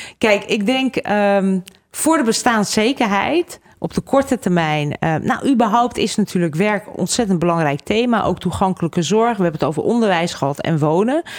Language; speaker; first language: Dutch; native; Dutch